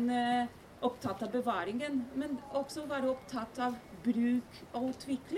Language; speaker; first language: Norwegian; non-native, fluent; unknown